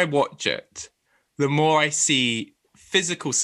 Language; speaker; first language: English; native; English